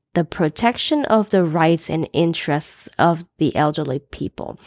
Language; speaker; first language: English; native; English